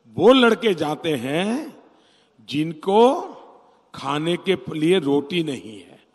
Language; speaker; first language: Hindi; non-native, local second language; Gujarati